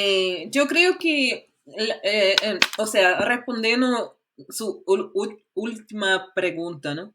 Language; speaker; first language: Spanish; non-native, fluent; Portuguese